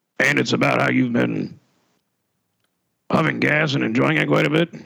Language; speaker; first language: English; native; English